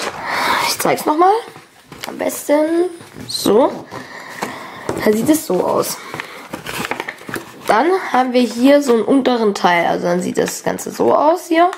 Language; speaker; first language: German; native; German